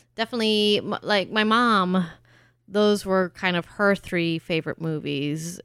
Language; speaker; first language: English; early bilingual, other home language; German